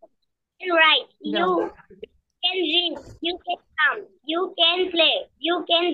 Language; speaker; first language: English; non-native, learner; Bangla